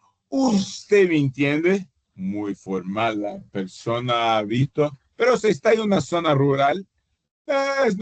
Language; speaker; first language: Spanish; non-native, fluent; Portuguese